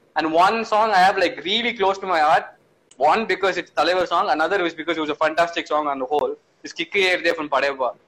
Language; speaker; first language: English; non-native, local second language; Tamil